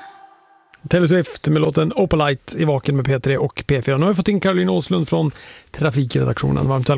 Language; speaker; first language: Swedish; native; Swedish